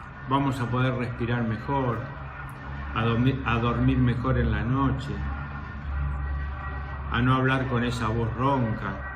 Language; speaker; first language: Spanish; native; Spanish